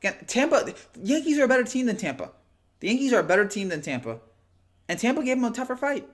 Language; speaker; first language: English; native; English